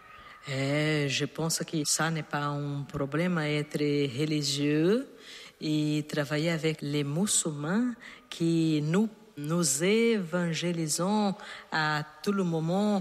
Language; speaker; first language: French; non-native, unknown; Portuguese